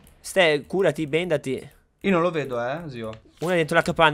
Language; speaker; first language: Italian; native; Italian